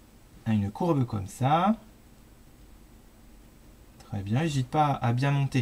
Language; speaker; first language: French; native; French